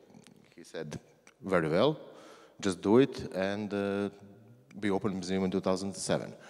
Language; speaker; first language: English; non-native, learner; Croatian